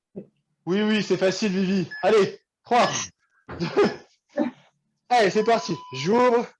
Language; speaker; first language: French; native; French